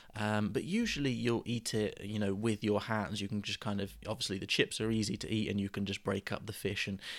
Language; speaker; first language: English; native; English